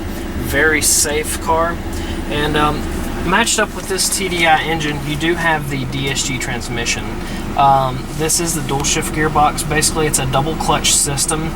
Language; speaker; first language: English; native; English